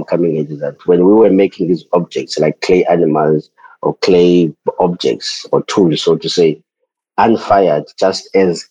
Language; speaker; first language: English; non-native, local second language; Xhosa